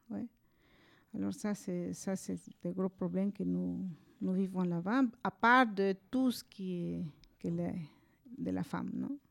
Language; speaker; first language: French; non-native, fluent; Spanish